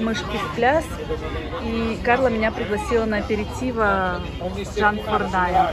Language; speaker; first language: Russian; native; Russian